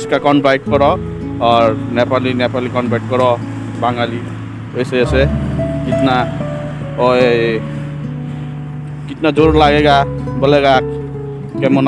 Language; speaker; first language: Hindi; non-native, learner; Nepali